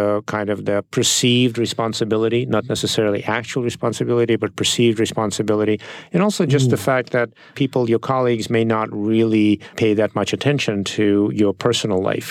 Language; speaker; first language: English; non-native, fluent; Russian